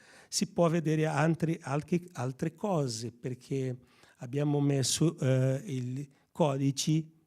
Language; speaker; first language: Italian; non-native, fluent; Portuguese